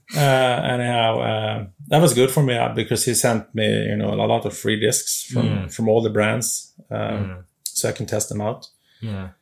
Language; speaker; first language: English; non-native, fluent; Swedish